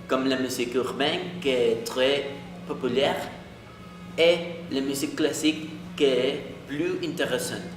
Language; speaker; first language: French; non-native, learner; Spanish